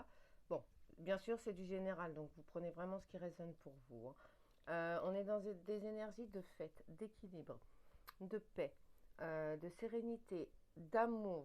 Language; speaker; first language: French; native; French